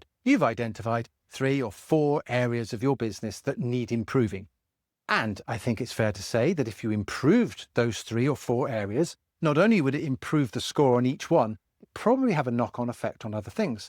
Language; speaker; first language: English; native; English